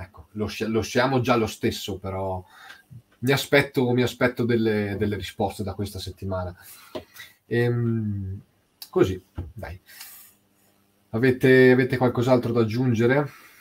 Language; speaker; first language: Italian; native; Italian